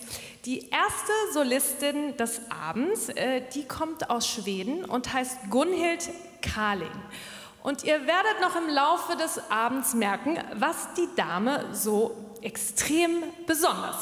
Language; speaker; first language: German; native; German